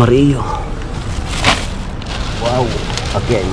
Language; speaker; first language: Spanish; non-native, learner; Filipino